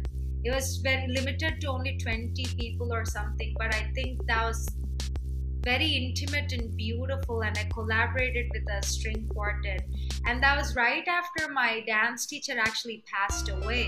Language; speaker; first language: English; non-native, local second language; Telugu